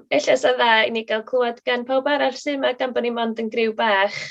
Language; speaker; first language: Welsh; native; Welsh